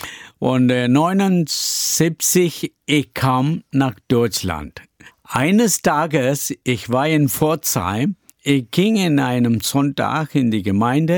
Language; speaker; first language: German; non-native, learner; Tamil